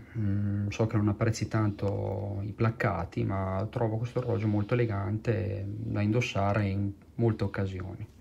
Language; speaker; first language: Italian; native; Italian